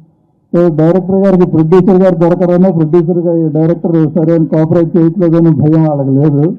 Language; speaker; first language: Telugu; native; Telugu